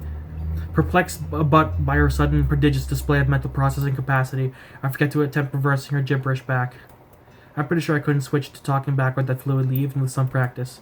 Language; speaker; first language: English; native; English